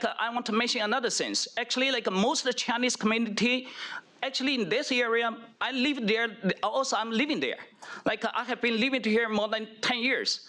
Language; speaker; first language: English; non-native, fluent; Chinese